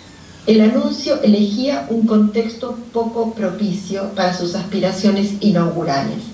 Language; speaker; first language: Spanish; native; Spanish